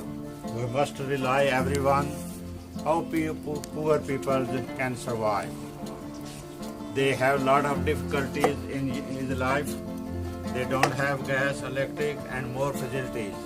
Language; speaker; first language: English; non-native, learner; Punjabi